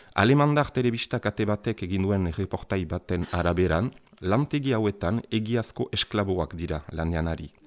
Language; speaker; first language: Basque; native; Basque